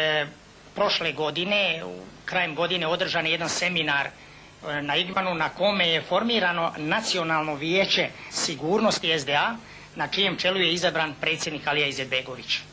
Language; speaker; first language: Bosnian; native; Bosnian